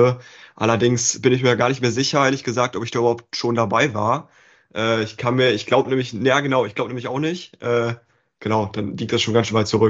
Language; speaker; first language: German; native; German